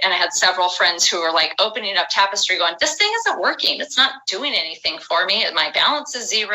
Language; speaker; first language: English; native; English